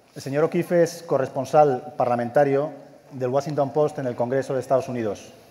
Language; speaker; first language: Spanish; native; Spanish